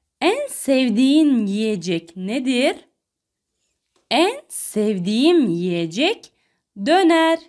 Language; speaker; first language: Turkish; non-native, fluent; Arabic